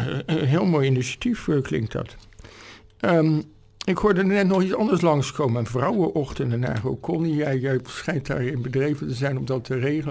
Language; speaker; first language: Dutch; native; Dutch